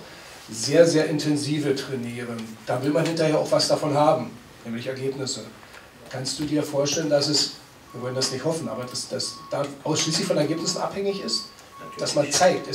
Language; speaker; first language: German; native; German